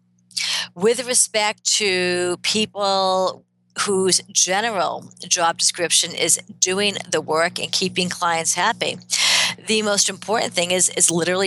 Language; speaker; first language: English; native; English